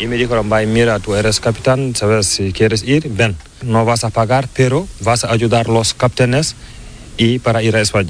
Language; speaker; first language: Spanish; non-native, learner; Fula